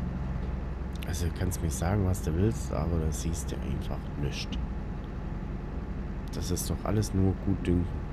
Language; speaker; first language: German; native; German